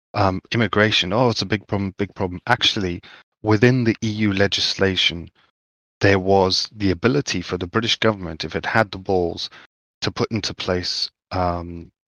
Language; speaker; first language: English; native; English